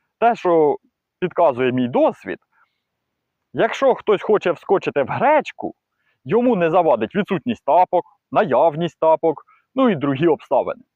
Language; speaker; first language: Ukrainian; non-native, local second language; Russian